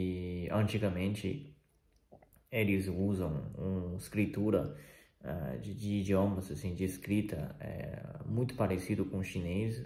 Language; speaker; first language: Portuguese; non-native, fluent; Chinese